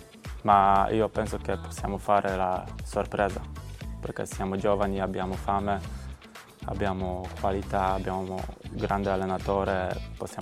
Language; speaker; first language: Italian; non-native, learner; Polish